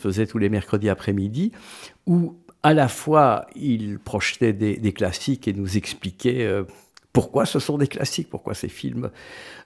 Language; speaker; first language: French; native; French